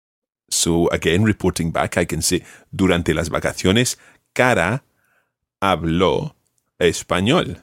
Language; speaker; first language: Spanish; non-native, fluent; English